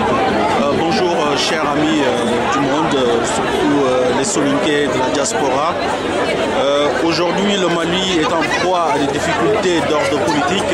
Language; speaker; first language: French; non-native, local second language; Soninke